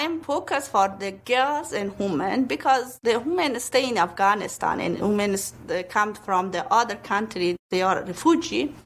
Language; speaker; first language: English; non-native, learner; Pashto